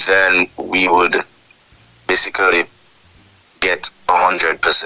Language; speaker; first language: English; native; English